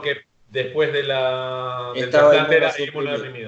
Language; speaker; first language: Spanish; native; Spanish